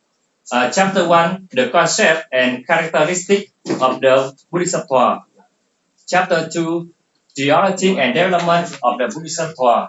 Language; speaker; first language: English; non-native, learner; Vietnamese